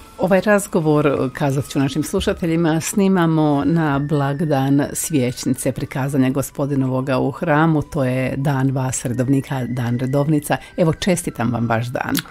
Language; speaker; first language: Croatian; native; Croatian